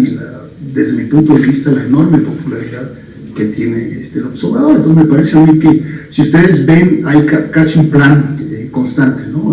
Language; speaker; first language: Spanish; native; Spanish